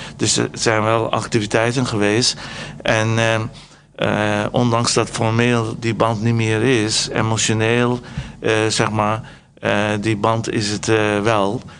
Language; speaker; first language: Dutch; non-native, fluent; Turkish